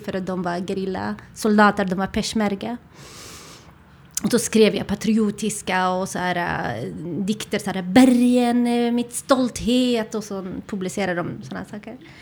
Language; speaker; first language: Swedish; non-native, fluent; Central Kurdish